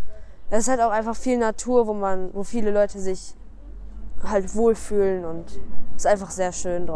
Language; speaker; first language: German; native; German